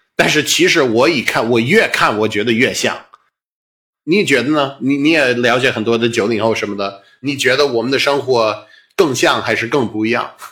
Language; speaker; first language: Chinese; non-native, fluent; English